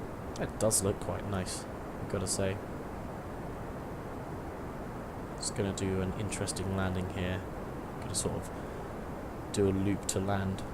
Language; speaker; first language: English; native; English